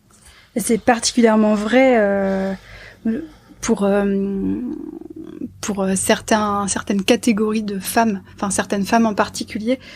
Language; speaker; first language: French; native; French